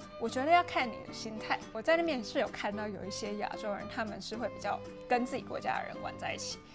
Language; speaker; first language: Chinese; native; Chinese